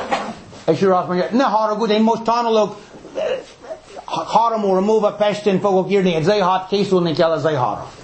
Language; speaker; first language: Hungarian; non-native, fluent; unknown